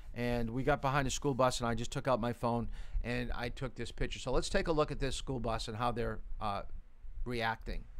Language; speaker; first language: English; native; English